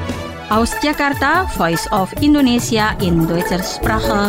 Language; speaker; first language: German; non-native, fluent; Indonesian